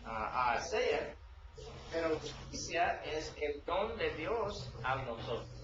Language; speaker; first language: Spanish; non-native, learner; English